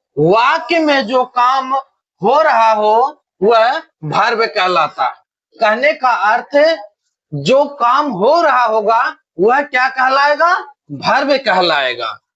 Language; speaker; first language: Hindi; native; Hindi